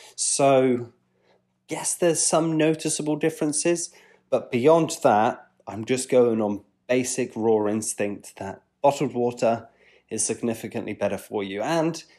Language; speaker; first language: English; native; English